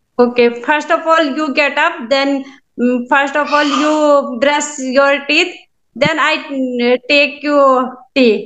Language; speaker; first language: English; non-native, learner; Hindi